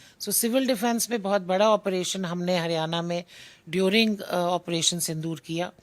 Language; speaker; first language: Hindi; native; Hindi